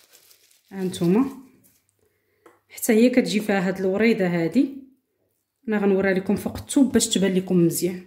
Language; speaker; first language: Arabic; native; Arabic